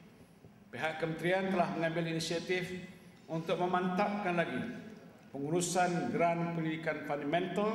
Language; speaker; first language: Malay; native; Malay